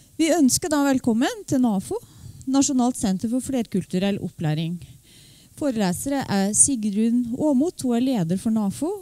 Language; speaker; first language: Norwegian; native; Norwegian